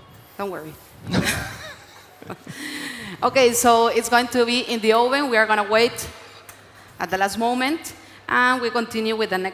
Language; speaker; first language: English; non-native, learner; Spanish